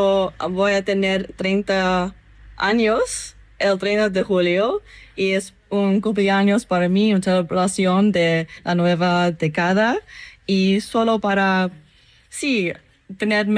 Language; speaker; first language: Spanish; non-native, learner; English